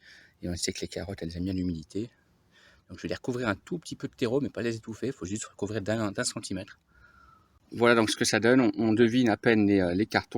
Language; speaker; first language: French; native; French